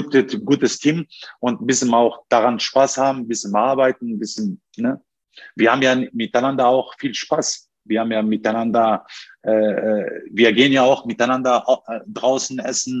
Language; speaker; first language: German; non-native, fluent; Turkish